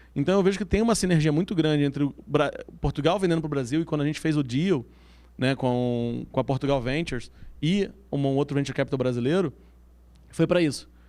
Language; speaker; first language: Portuguese; native; Portuguese